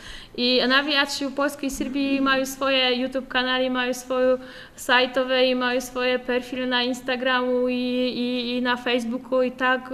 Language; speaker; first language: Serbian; non-native, fluent; Polish